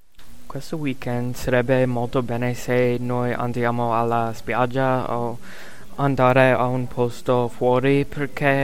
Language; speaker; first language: Italian; non-native, learner; English